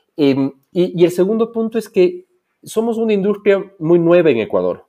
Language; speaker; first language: Spanish; native; Spanish